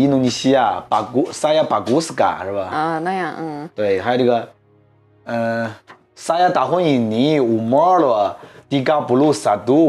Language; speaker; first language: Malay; non-native, learner; Chinese